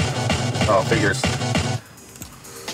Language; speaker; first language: English; native; English